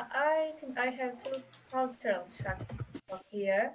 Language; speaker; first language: English; non-native, learner; Turkish